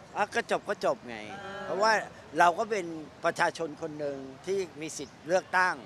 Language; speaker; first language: Thai; native; Thai